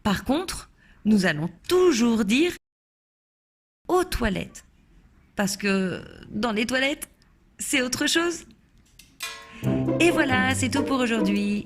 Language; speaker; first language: French; native; French